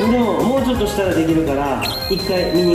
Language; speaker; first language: Japanese; native; Japanese